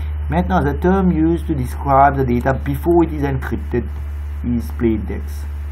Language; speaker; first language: English; non-native, local second language; Morisyen